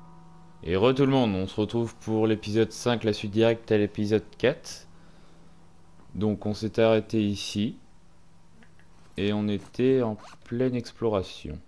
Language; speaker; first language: French; native; French